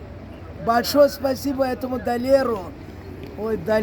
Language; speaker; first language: Russian; non-native, local second language; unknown